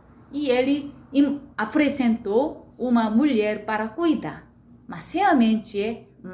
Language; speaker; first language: Portuguese; non-native, learner; Korean